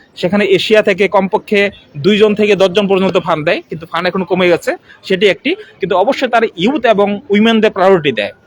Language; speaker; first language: Bangla; non-native, local second language; Chakma